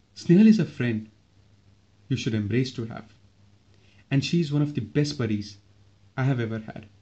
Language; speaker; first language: English; non-native, local second language; Hindi